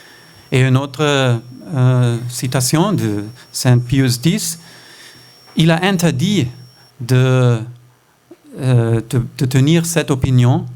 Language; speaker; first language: French; non-native, fluent; German